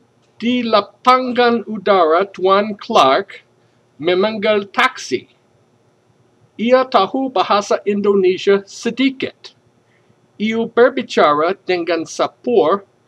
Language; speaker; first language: Indonesian; non-native, learner; English